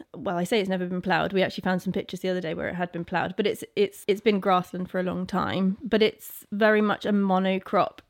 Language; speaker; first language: English; native; English